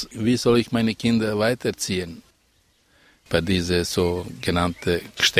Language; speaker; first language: German; non-native, fluent; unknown